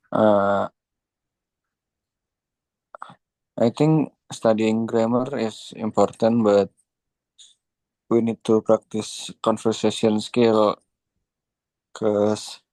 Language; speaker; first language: English; non-native, learner; Indonesian